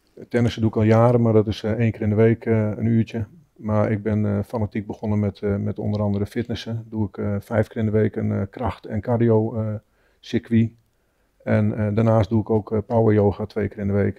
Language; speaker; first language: Dutch; native; Dutch